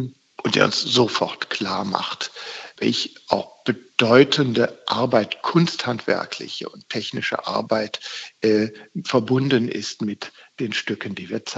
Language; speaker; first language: German; native; German